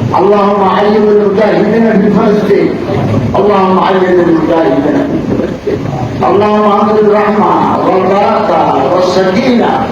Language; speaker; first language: Arabic; non-native, fluent; Bangla